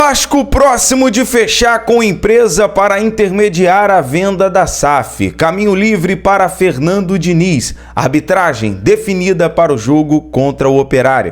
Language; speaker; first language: Portuguese; native; Portuguese